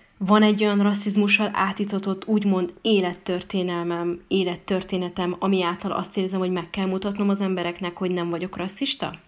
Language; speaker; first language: Hungarian; early bilingual, other home language; Arabic